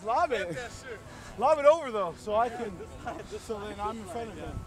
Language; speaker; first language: English; native; English